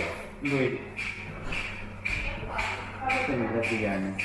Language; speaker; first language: Italian; non-native, learner; Portuguese